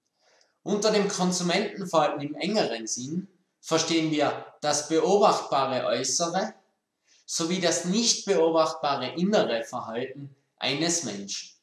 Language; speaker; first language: German; native; German